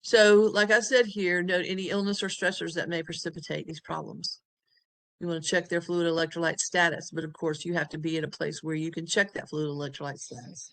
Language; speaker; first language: English; native; English